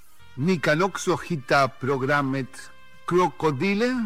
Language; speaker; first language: Swedish; non-native, fluent; Spanish